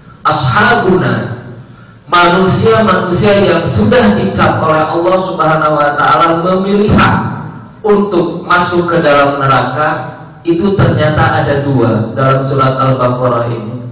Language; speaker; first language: Indonesian; native; Indonesian